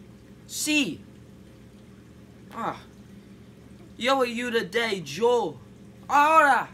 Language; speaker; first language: Spanish; non-native, learner; English